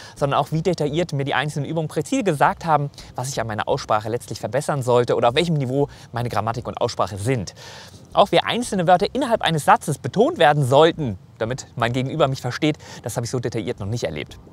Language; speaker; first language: German; native; German